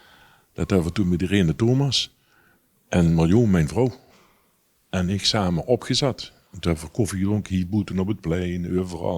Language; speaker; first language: Dutch; native; Dutch